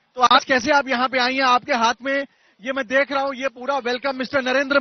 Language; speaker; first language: Hindi; native; Hindi